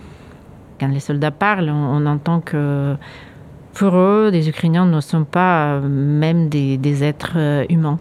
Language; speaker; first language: French; non-native, fluent; Ukrainian